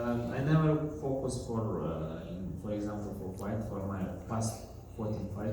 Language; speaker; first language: English; non-native, learner; Russian